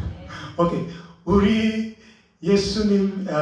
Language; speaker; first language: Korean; non-native, learner; English